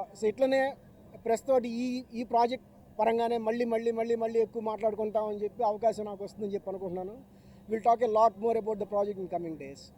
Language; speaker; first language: Telugu; native; Telugu